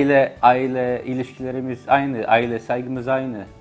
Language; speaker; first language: Turkish; non-native, fluent; Bosnian